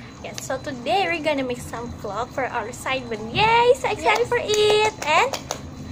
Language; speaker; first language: English; non-native, learner; Indonesian